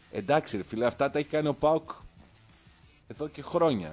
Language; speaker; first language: Greek; native; Greek